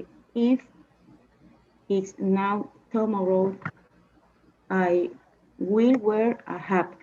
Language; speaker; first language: English; non-native, learner; Spanish